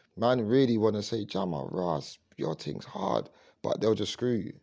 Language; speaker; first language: English; native; English